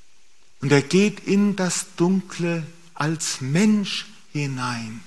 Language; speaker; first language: German; native; German